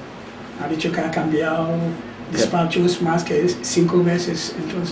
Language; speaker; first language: Spanish; non-native, learner; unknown